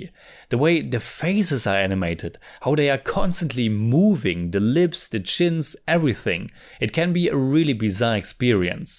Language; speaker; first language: English; non-native, fluent; German